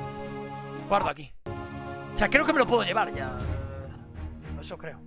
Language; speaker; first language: Spanish; native; Spanish